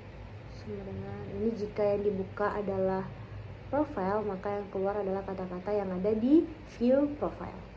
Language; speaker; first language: Indonesian; native; Indonesian